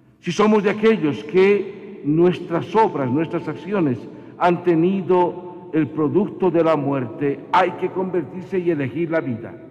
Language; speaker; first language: Spanish; native; Spanish